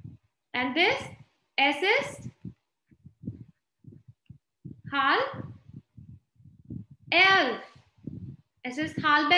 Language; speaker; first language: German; non-native, fluent; Hindi